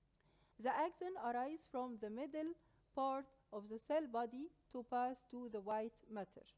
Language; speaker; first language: English; non-native, local second language; Arabic